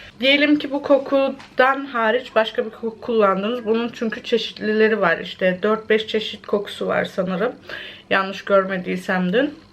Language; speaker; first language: Turkish; early bilingual, heritage; Turkish